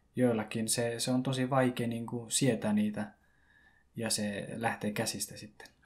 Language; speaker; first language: Finnish; early bilingual, other home language; Persian